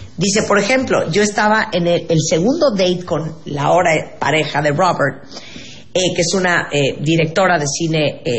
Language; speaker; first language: Spanish; native; Spanish